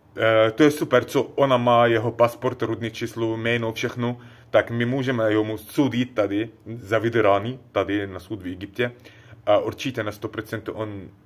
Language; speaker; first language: Czech; non-native, learner; Arabic